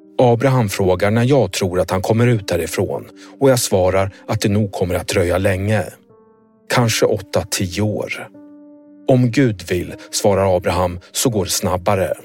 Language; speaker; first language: Swedish; native; Swedish